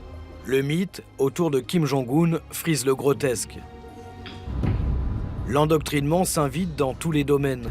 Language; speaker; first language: French; native; French